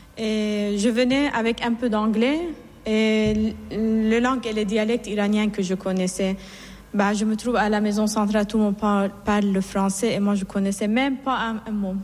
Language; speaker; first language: French; non-native, fluent; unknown